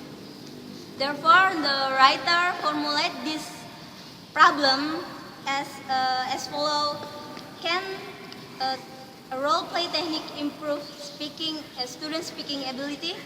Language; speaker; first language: English; non-native, learner; Indonesian